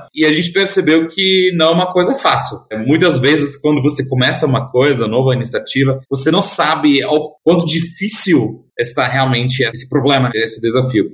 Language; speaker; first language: Portuguese; non-native, fluent; German